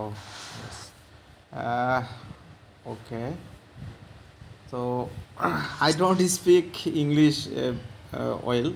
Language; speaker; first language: English; non-native, learner; Bangla